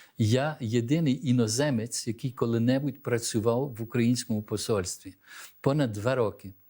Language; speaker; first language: Ukrainian; early bilingual, heritage; Ukrainian